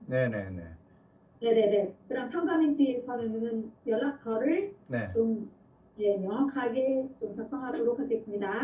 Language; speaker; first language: Korean; non-native, fluent; Vietnamese